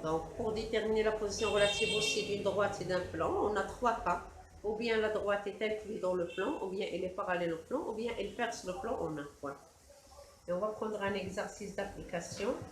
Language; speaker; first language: French; non-native, local second language; Arabic